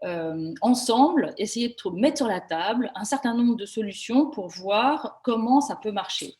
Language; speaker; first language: French; native; French